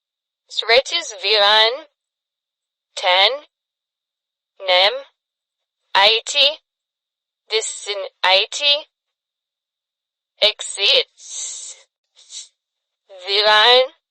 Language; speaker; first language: English; non-native, fluent; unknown